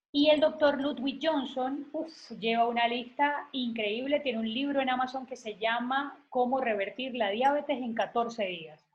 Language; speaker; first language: Spanish; native; Spanish